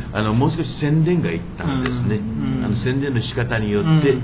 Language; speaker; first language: Japanese; early bilingual, heritage; English